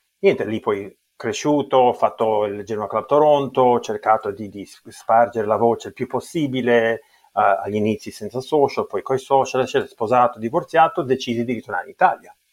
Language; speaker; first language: Italian; early bilingual, heritage; Italian